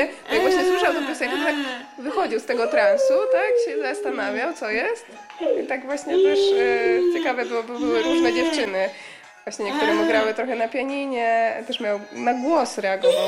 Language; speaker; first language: Polish; native; Polish